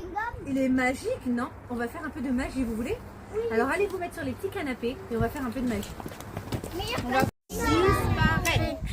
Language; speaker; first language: French; native; French